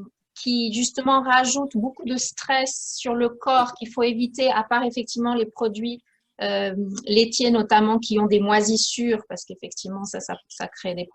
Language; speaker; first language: French; native; French